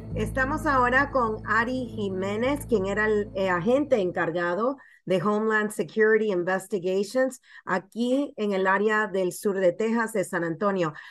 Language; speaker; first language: Spanish; native; Spanish